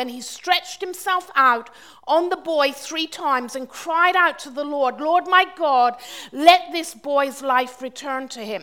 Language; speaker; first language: English; native; English